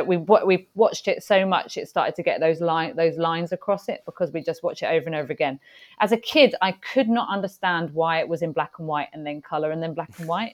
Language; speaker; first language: English; native; English